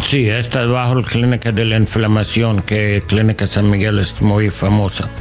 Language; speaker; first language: Spanish; non-native, learner; English